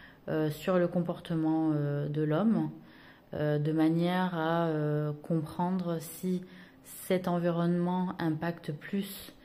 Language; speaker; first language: French; native; French